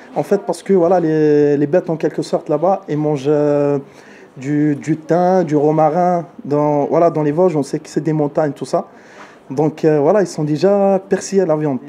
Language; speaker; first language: French; early bilingual, other home language; Arabic